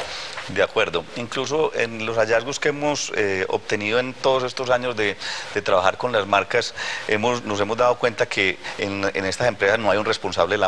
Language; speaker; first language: Spanish; native; Spanish